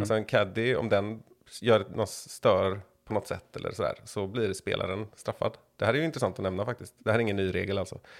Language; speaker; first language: Swedish; native; Swedish